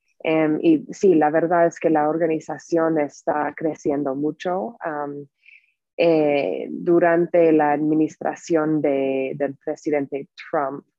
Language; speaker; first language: Spanish; non-native, fluent; English